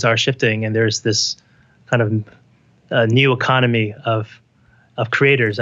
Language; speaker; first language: English; native; English